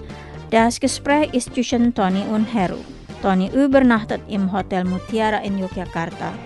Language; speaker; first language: German; non-native, fluent; Indonesian